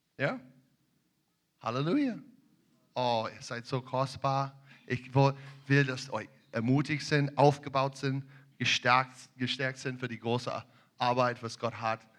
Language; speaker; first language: German; non-native, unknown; English